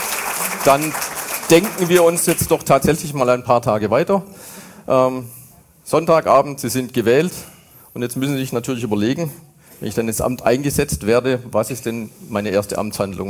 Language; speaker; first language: German; native; German